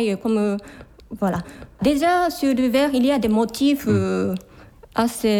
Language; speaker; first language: French; non-native, fluent; Japanese